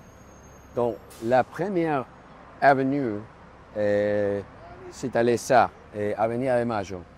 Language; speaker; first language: French; non-native, learner; Spanish